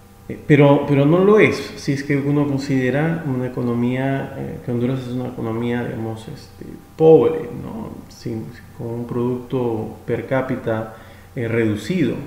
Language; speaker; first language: Spanish; native; Spanish